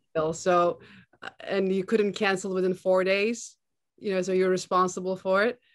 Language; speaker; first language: English; non-native, fluent; Turkish